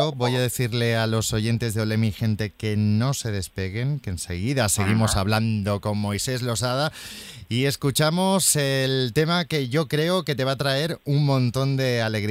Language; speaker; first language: Spanish; native; Spanish